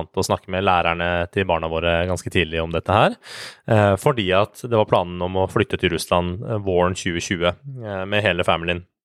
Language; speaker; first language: Norwegian; early bilingual, other home language; Persian